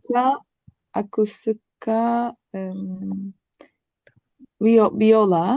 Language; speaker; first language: Indonesian; non-native, learner; Turkish